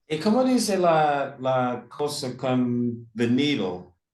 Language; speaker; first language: Spanish; non-native, fluent; English